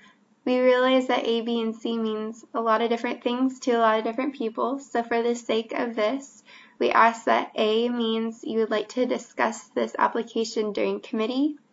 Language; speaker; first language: English; native; English